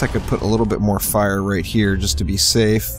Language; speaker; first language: English; native; English